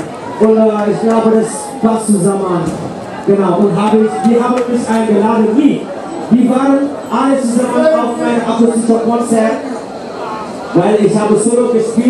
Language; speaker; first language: German; non-native, learner; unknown